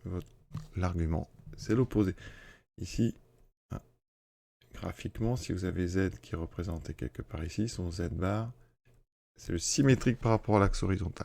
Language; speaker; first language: French; native; French